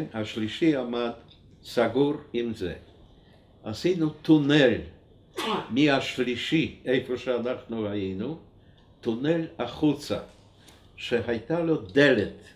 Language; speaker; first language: Hebrew; non-native, fluent; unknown